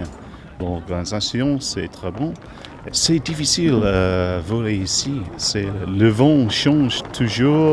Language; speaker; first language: French; non-native, learner; English